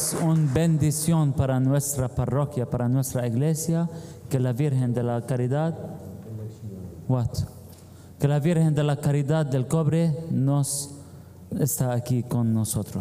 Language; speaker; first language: Spanish; non-native, fluent; Arabic